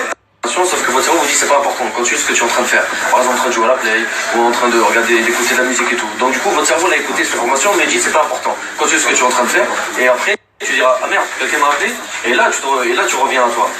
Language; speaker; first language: French; native; French